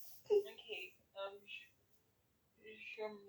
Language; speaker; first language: French; non-native, learner; English